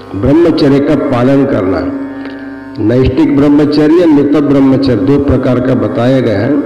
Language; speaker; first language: Hindi; non-native, local second language; Kannada